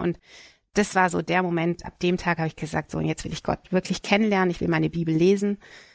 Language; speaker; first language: German; native; German